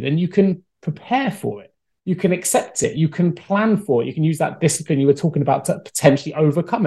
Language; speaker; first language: English; native; English